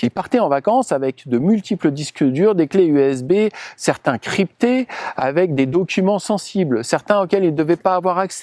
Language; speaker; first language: French; native; French